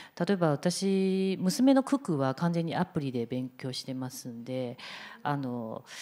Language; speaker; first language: Japanese; non-native, fluent; Chinese